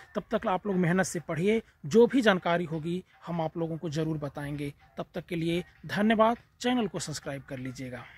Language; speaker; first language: Hindi; native; Hindi